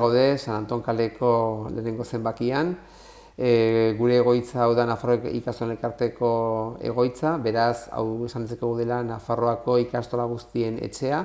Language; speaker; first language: Basque; non-native, local second language; Spanish